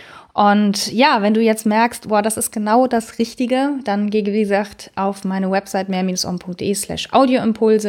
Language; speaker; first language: German; native; German